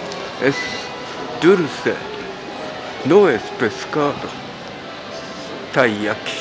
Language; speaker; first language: Spanish; non-native, learner; Japanese